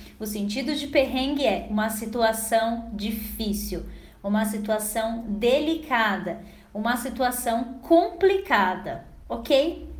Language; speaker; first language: Portuguese; native; Portuguese